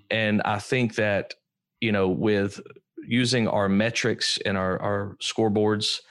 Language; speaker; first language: English; native; English